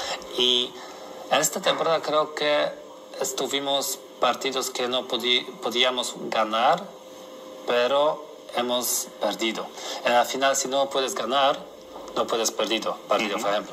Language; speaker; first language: Spanish; non-native, learner; Polish